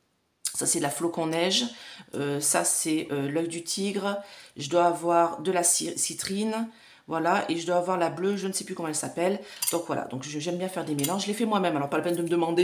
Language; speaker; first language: French; native; French